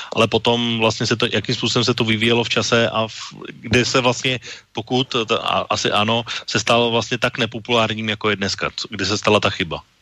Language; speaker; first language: Czech; native; Czech